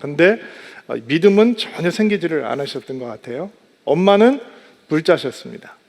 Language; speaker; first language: Korean; native; Korean